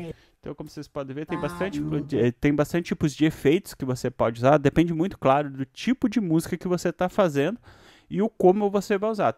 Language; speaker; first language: Portuguese; native; Portuguese